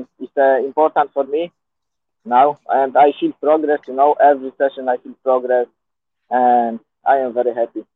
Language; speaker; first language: English; non-native, learner; Polish